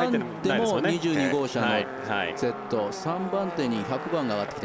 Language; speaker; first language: Japanese; native; Japanese